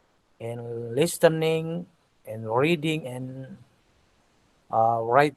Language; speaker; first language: English; non-native, learner; Indonesian